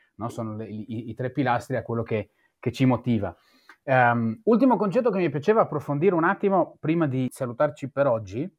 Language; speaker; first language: Italian; non-native, fluent; Hebrew